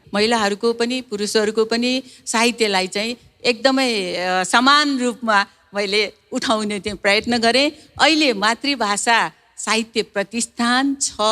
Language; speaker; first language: Nepali; non-native, local second language; Newari